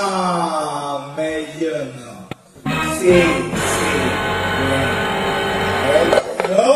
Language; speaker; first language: Italian; non-native, learner; Spanish